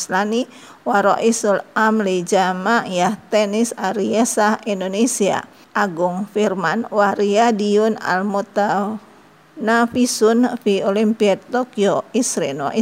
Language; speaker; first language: Arabic; non-native, fluent; Indonesian